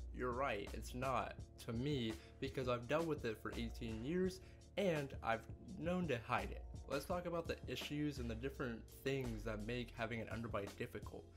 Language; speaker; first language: English; native; English